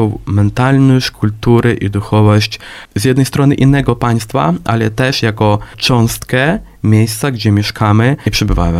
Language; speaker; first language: Polish; non-native, fluent; Ukrainian